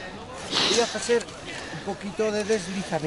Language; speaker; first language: Spanish; native; Spanish